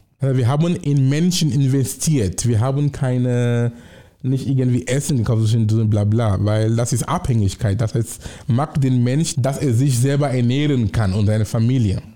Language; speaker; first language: German; non-native, fluent; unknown